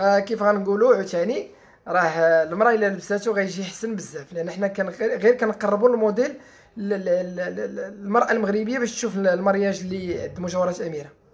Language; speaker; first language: Arabic; native; Arabic